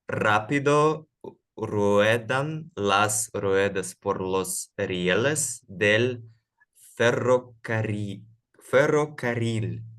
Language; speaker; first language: Spanish; non-native, learner; Russian